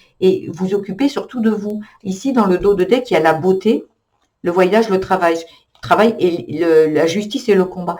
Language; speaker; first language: French; native; French